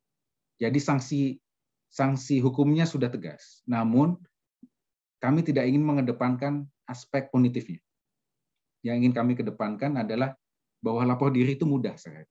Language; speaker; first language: Indonesian; native; Indonesian